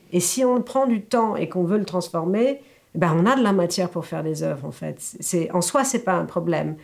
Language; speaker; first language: French; native; French